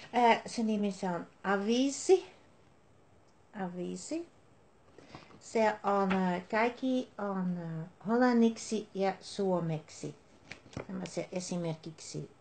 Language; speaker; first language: Finnish; non-native, learner; Dutch